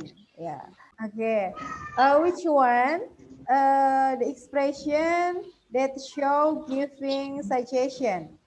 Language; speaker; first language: English; non-native, fluent; Indonesian